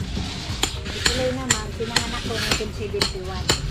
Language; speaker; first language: Filipino; native; Filipino